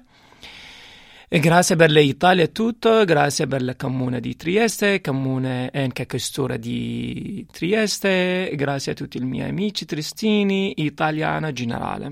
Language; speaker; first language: Italian; non-native, learner; Arabic